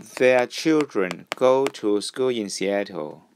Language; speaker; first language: English; non-native, local second language; Cantonese